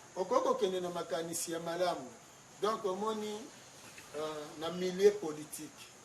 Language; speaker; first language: Lingala; non-native, local second language; Kongo